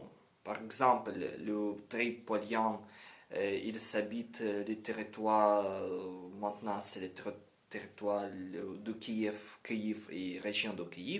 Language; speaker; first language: French; non-native, learner; Ukrainian